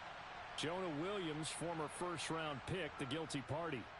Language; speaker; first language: English; native; English